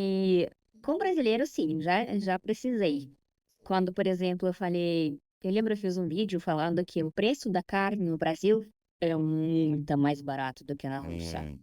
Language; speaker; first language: Portuguese; non-native, fluent; Russian